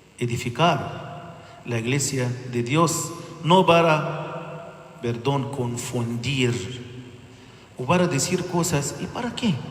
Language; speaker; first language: Spanish; non-native, learner; Arabic